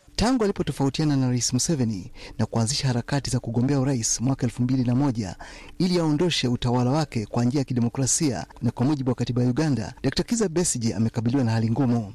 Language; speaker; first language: Swahili; non-native, local second language; Ganda